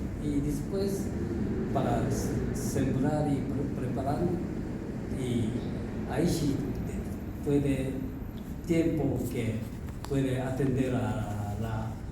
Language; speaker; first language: Spanish; non-native, learner; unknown